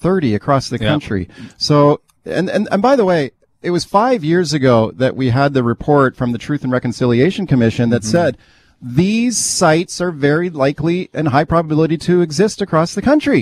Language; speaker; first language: English; native; English